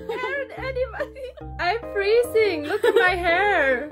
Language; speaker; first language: English; non-native, fluent; German